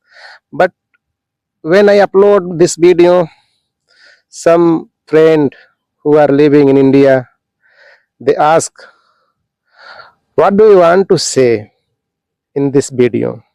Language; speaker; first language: English; non-native, local second language; Hindi